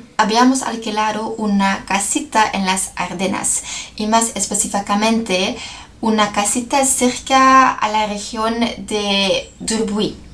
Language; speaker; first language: Spanish; non-native, learner; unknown